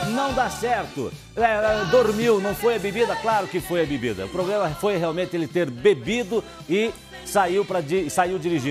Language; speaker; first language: Portuguese; native; Portuguese